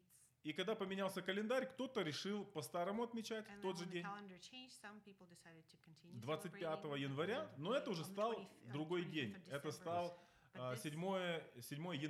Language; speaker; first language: Russian; native; Russian